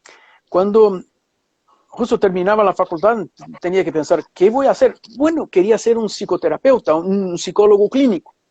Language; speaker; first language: Spanish; non-native, fluent; Portuguese